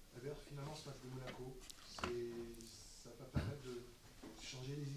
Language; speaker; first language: French; native; French